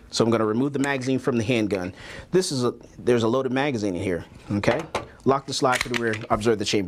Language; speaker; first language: English; native; English